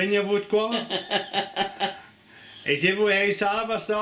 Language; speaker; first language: French; native; French